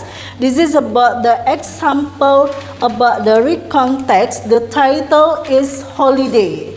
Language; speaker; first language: English; non-native, learner; Indonesian